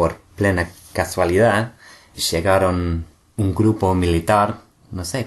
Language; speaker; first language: Spanish; non-native, fluent; English